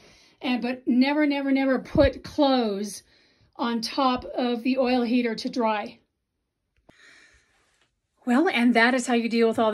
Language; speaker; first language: English; native; English